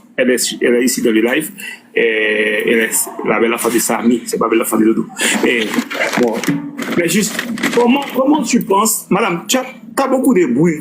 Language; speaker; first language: French; non-native, local second language; Haitian Creole